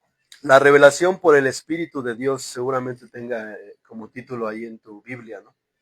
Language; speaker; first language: Spanish; native; Spanish